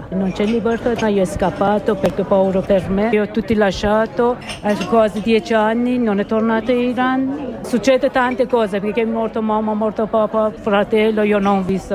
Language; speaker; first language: Italian; non-native, learner; Persian